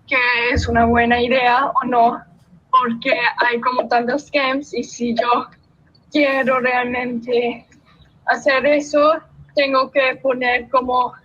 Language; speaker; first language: Spanish; early bilingual, heritage; German